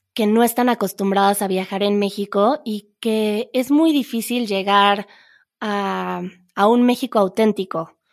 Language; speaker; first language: Spanish; native; Spanish